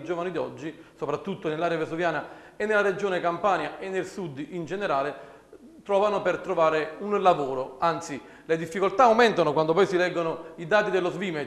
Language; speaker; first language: Italian; native; Italian